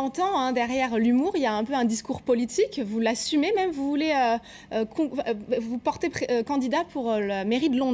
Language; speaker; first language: French; native; French